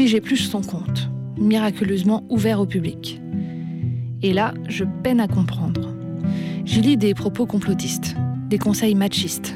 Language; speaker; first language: French; native; French